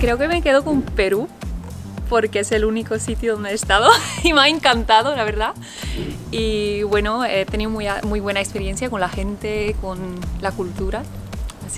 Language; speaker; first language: Spanish; non-native, fluent; Dutch